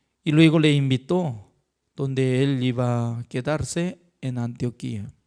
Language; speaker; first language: Spanish; non-native, fluent; Korean